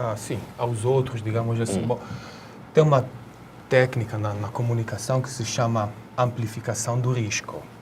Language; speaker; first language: Portuguese; non-native, fluent; Italian